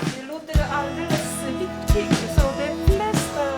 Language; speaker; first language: Swedish; non-native, learner; Korean